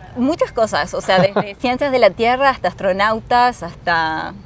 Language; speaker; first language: Spanish; native; Spanish